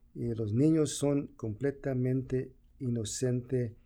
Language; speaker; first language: Spanish; early bilingual, heritage; Spanish